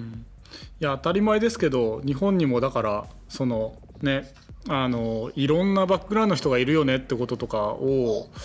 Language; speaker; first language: Japanese; native; Japanese